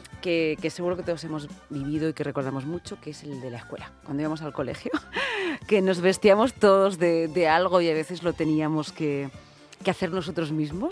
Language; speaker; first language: Spanish; native; Spanish